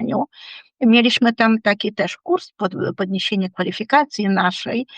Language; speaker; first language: Polish; non-native, fluent; Ukrainian